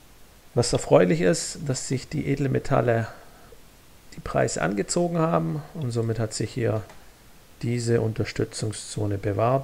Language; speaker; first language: German; native; German